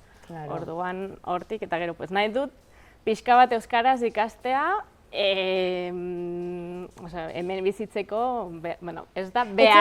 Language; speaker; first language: Basque; non-native, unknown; Catalan